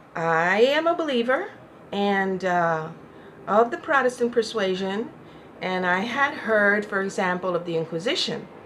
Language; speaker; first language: English; non-native, local second language; Spanish